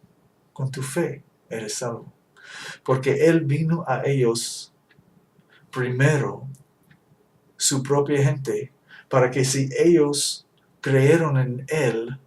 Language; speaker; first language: Spanish; non-native, fluent; English